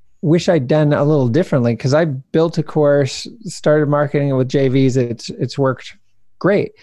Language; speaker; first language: English; native; English